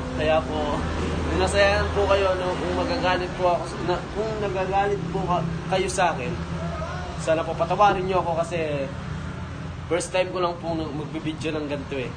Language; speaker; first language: Filipino; non-native, local second language; Pampanga